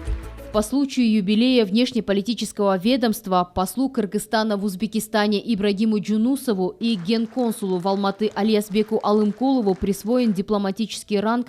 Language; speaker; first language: Russian; native; Russian